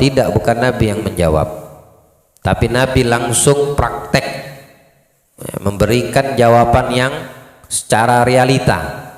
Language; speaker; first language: Indonesian; native; Indonesian